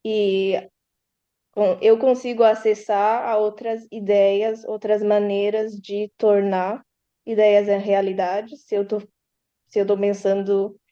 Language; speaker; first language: Portuguese; early bilingual, heritage; Portuguese